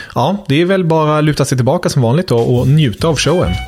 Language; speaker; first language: Swedish; non-native, fluent; German